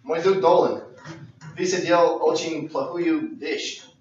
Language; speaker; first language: Russian; non-native, learner; English